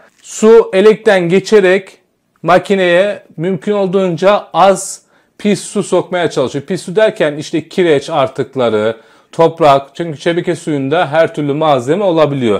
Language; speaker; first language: Turkish; native; Turkish